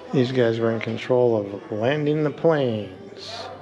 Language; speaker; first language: English; native; English